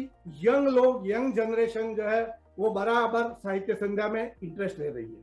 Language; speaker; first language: Hindi; native; Hindi